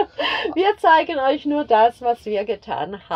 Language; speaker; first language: German; native; German